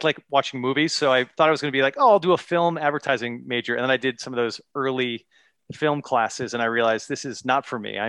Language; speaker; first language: English; native; English